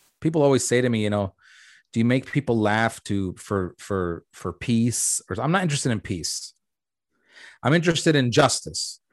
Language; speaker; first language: English; early bilingual, other home language; Arabic